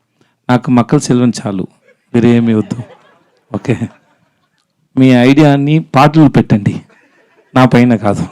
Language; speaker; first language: Telugu; non-native, learner; Tamil